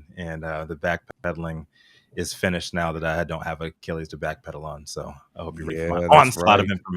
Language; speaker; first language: English; native; English